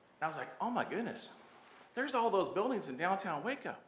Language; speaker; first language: English; native; English